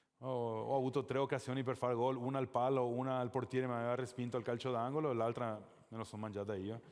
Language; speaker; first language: Italian; non-native, fluent; Spanish